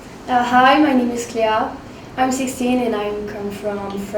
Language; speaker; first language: English; non-native, learner; French